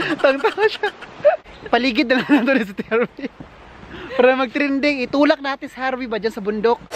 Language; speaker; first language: Filipino; non-native, local second language; Cebuano